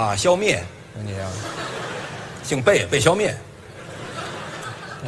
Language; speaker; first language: Chinese; native; Chinese